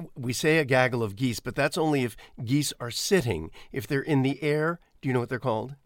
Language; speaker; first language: English; native; English